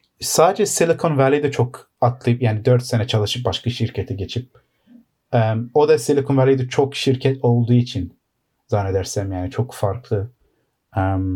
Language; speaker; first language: Turkish; early bilingual, heritage; Turkish